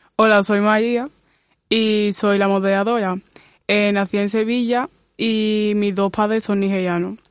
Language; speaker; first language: Spanish; early bilingual, other home language; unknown